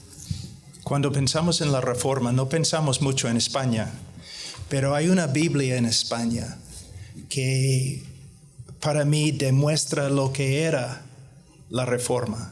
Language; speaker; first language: Spanish; non-native, fluent; English